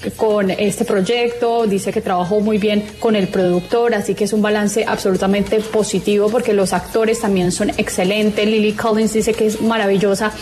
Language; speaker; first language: Spanish; native; Spanish